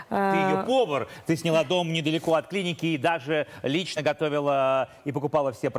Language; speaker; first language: Russian; native; Russian